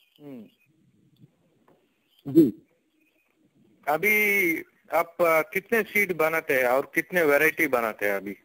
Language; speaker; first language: Hindi; non-native, local second language; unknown